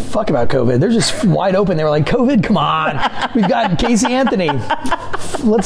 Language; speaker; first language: English; native; English